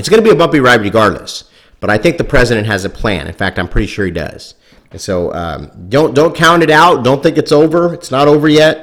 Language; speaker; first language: English; native; English